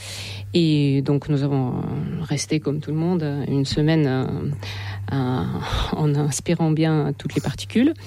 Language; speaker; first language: French; non-native, fluent; Russian